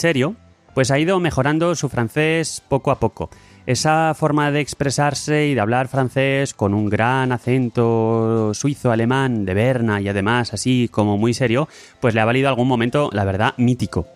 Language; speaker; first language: Spanish; native; Spanish